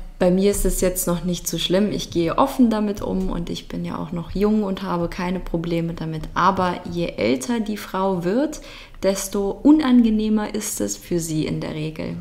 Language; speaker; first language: German; early bilingual, other home language; Russian